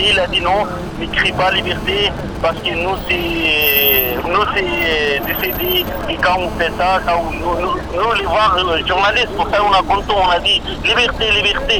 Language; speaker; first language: French; non-native, learner; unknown